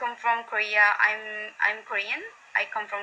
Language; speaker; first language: English; non-native, learner; Korean